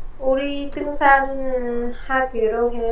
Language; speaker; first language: Korean; non-native, learner; Vietnamese